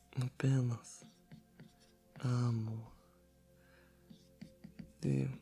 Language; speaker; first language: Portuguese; non-native, learner; German